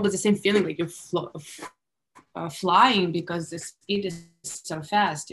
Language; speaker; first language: English; non-native, fluent; Russian